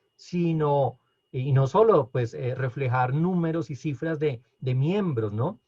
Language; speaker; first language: Spanish; native; Spanish